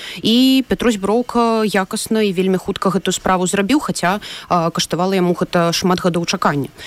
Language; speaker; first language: Belarusian; native; Belarusian